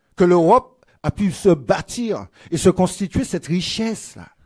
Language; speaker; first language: French; native; French